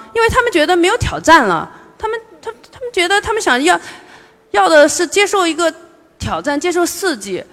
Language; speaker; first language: Chinese; native; Chinese